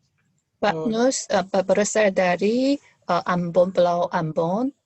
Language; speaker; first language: Indonesian; non-native, fluent; Korean